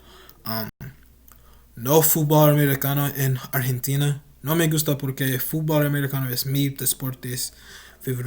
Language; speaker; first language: Spanish; non-native, learner; English